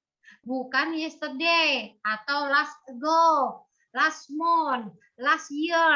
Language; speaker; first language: English; non-native, learner; Indonesian